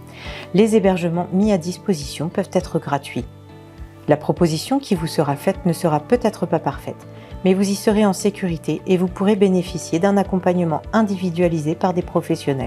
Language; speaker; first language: French; native; French